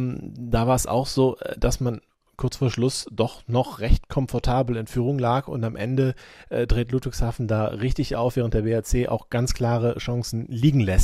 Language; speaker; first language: German; native; German